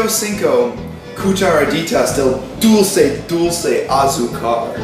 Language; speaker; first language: Spanish; non-native, learner; English